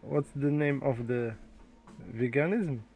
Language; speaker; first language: English; non-native, learner; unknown